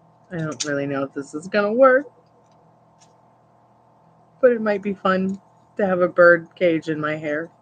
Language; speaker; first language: English; native; English